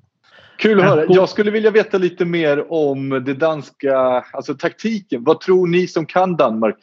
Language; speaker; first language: Swedish; native; Swedish